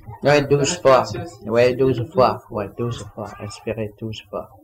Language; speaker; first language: French; non-native, learner; Vietnamese